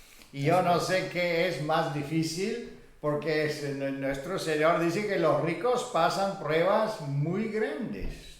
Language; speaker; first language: Spanish; non-native, fluent; Bulgarian